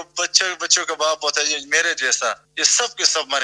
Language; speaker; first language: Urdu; non-native, fluent; Pashto